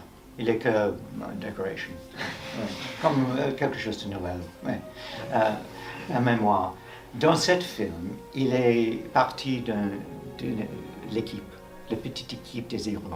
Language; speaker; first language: French; non-native, fluent; English